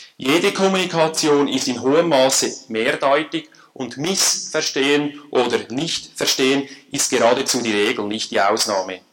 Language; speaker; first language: German; native; German